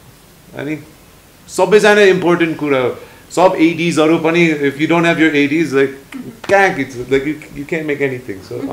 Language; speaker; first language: Nepali; non-native, learner; English